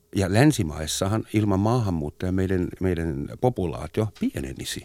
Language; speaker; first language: Finnish; non-native, fluent; German